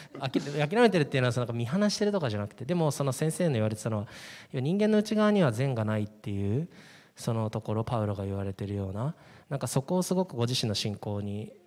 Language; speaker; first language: Japanese; native; Japanese